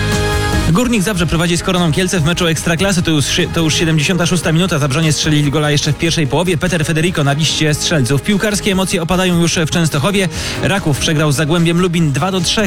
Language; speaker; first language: Polish; native; Polish